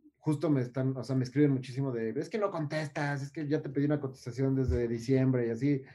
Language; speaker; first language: Spanish; native; Spanish